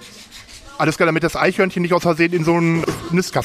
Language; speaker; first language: German; native; German